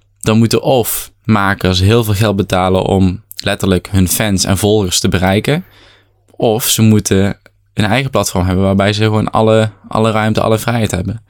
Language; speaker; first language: Dutch; native; Dutch